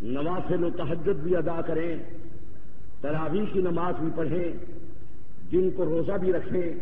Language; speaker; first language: Urdu; non-native, local second language; Saraiki